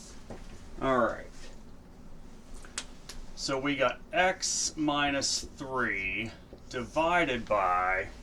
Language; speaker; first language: English; native; English